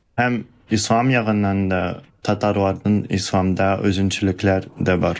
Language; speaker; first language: Tatar; early bilingual, heritage; Russian